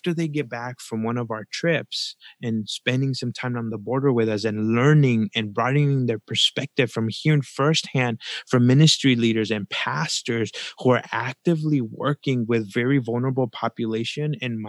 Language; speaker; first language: English; early bilingual, other home language; Spanish